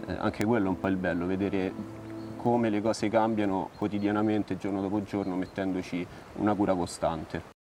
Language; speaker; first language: Italian; native; Italian